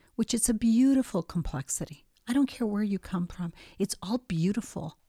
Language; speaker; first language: English; early bilingual, other home language; Spanish